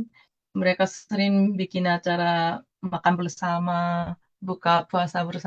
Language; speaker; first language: Indonesian; non-native, fluent; Japanese